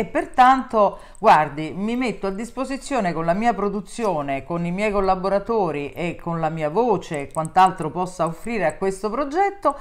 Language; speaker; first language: Italian; native; Italian